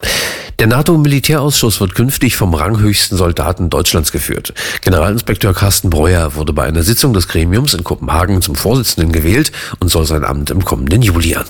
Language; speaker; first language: German; native; German